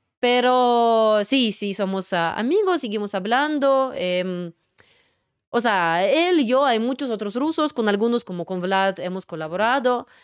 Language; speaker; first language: Spanish; non-native, fluent; Russian